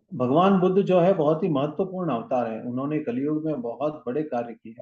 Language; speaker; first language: Hindi; non-native, local second language; Kannada